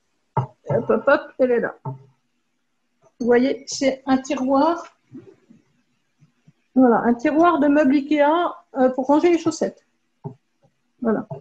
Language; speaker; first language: French; native; French